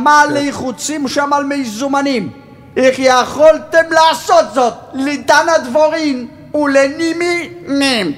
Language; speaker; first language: Hebrew; native; Hebrew